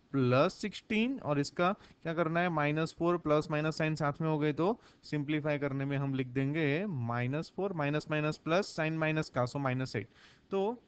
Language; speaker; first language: Hindi; non-native, local second language; Gujarati